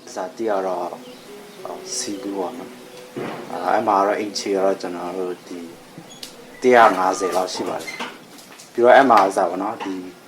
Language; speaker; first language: Burmese; non-native, local second language; S'gaw Karen